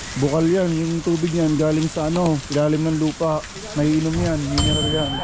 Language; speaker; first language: Filipino; native; Filipino